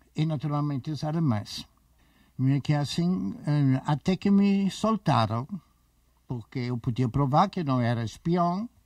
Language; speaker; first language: Portuguese; non-native, fluent; German